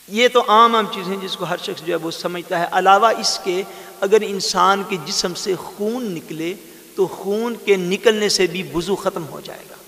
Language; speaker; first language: Urdu; non-native, local second language; Punjabi